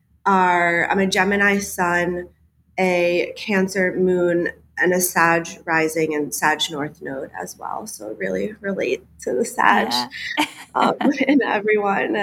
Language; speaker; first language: English; native; English